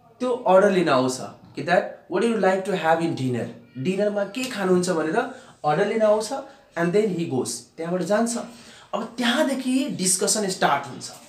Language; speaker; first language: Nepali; non-native, local second language; Bhojpuri